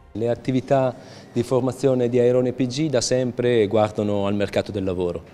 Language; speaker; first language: Italian; native; Italian